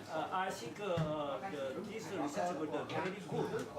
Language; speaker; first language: English; non-native, learner; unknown